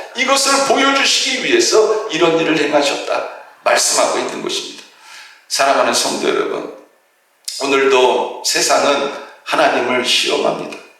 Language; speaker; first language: Korean; native; Korean